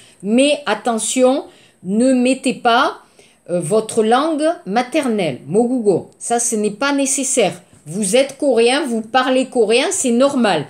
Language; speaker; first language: French; native; French